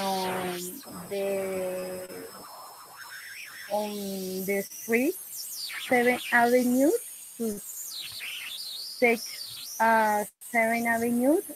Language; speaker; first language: English; non-native, learner; Spanish